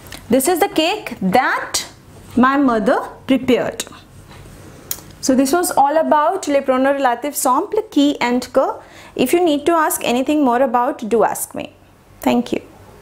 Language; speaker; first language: English; non-native, local second language; Hindi